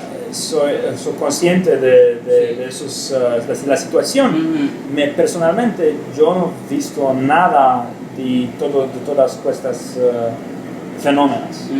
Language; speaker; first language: Spanish; non-native, learner; Romanian